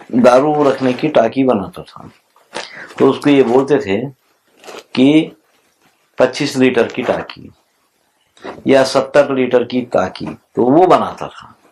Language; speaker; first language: Hindi; non-native, local second language; Telugu